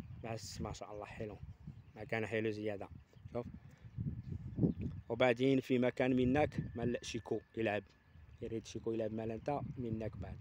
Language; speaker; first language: Arabic; non-native, learner; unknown